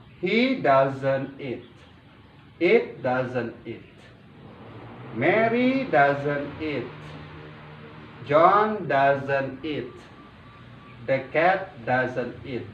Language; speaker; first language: English; non-native, learner; Indonesian